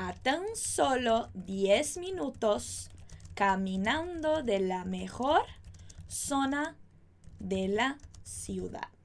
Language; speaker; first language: Spanish; non-native, fluent; Portuguese